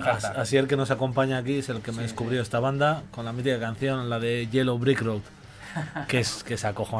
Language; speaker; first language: Spanish; native; Spanish